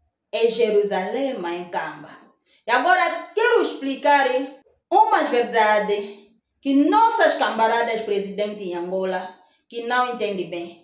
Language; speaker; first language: Portuguese; non-native, fluent; Lingala